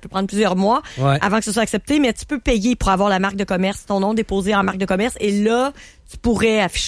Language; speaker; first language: French; native; French